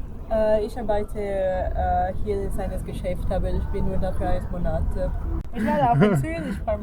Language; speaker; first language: German; non-native, learner; French